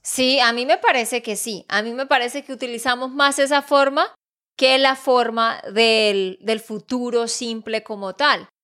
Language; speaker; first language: Spanish; native; Spanish